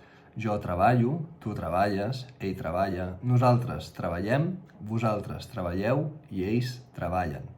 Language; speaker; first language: Catalan; non-native, fluent; Russian